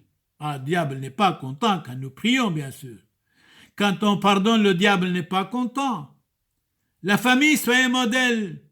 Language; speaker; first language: French; non-native, fluent; Turoyo